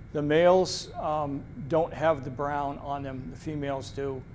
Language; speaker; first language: English; native; English